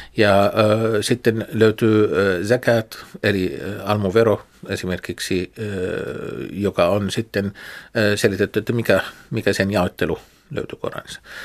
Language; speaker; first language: Finnish; non-native, fluent; Arabic